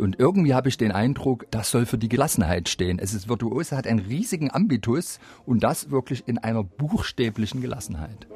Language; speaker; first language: German; native; German